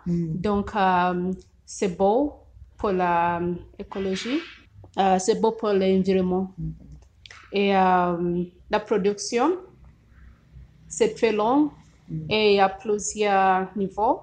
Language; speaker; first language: French; non-native, learner; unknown